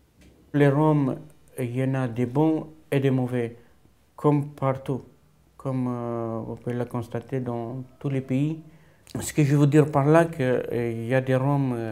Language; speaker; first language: French; non-native, fluent; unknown